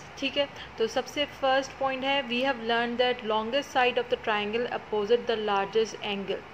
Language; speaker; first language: Urdu; native; Urdu